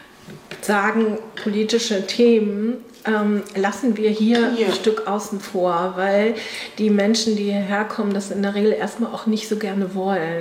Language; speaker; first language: German; native; German